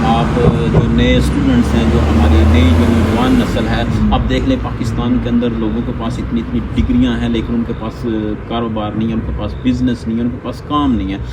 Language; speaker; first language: Urdu; native; Urdu